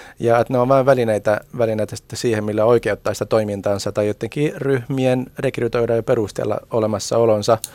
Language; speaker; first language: Finnish; early bilingual, other home language; Arabic